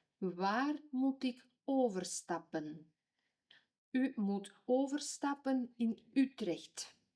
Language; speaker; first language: Dutch; non-native, fluent; Ukrainian